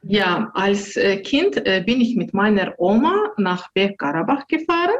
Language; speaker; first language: German; non-native, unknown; Azerbaijani